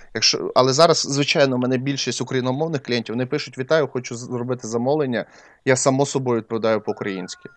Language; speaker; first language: Ukrainian; non-native, local second language; Russian